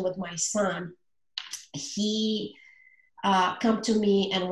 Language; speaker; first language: English; non-native, fluent; Romanian